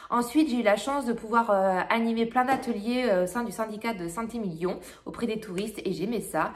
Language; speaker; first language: French; native; French